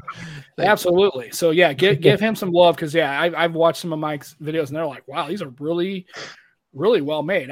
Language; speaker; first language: English; native; English